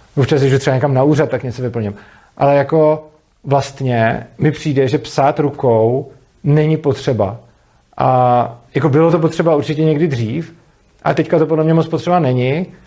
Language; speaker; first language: Czech; native; Czech